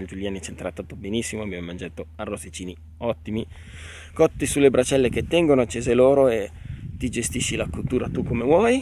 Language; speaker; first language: Italian; native; Italian